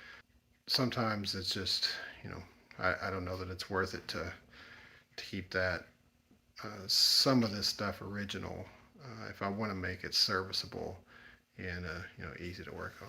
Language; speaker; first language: English; native; English